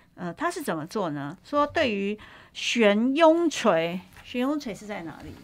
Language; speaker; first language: Chinese; native; Chinese